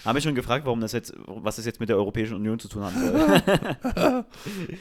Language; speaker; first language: German; native; German